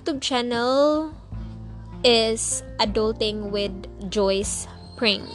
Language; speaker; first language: English; non-native, local second language; Cebuano